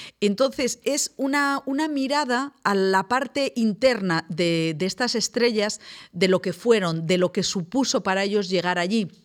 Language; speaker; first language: Spanish; native; Spanish